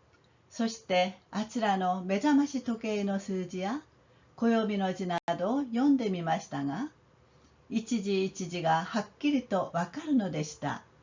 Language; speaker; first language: Japanese; non-native, fluent; Korean